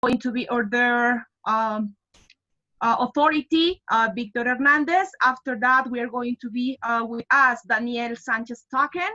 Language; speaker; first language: English; non-native, fluent; Spanish